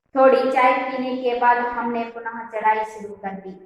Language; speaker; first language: Hindi; non-native, local second language; Kannada